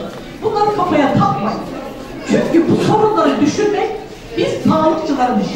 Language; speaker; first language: Turkish; native; Turkish